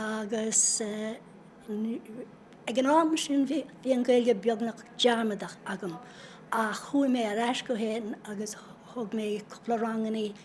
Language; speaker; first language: Irish; non-native, local second language; English